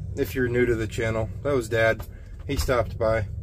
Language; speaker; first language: English; native; English